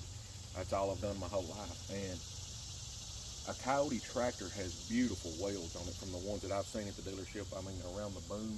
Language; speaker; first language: English; native; English